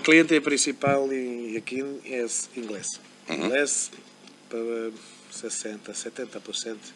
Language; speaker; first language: Portuguese; non-native, fluent; German